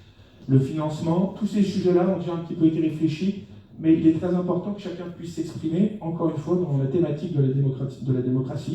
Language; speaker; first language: French; native; French